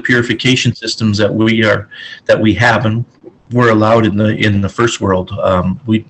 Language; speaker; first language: English; native; English